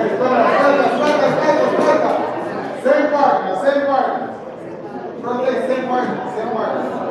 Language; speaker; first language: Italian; non-native, learner; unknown